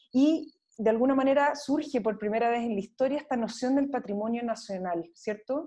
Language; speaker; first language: Spanish; native; Spanish